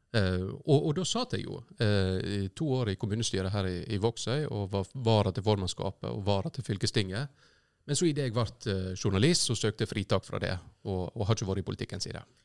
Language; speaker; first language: Norwegian; native; Norwegian